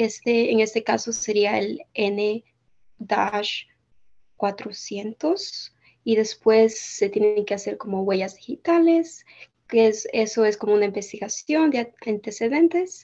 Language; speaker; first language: Spanish; early bilingual, heritage; Spanish